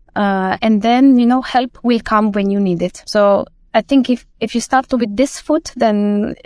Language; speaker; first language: English; non-native, fluent; Romanian